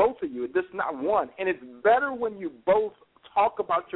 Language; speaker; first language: English; native; English